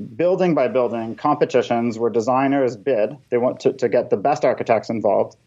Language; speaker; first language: English; native; English